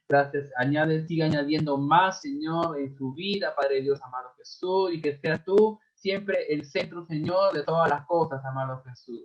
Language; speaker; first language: Spanish; native; Spanish